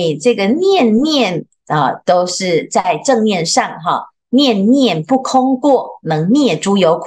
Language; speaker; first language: Chinese; native; Chinese